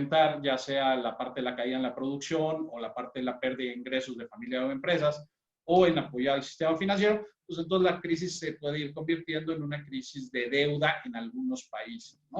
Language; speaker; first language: Spanish; native; Spanish